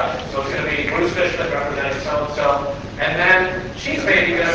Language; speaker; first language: English; native; English